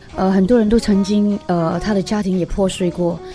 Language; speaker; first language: Chinese; non-native, fluent; Cantonese